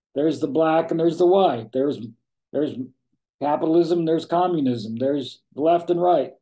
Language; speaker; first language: English; native; English